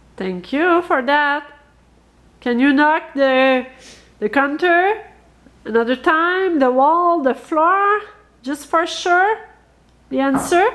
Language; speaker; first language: English; non-native, learner; French